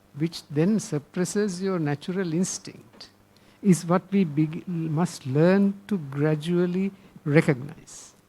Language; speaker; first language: English; non-native, local second language; Sinhala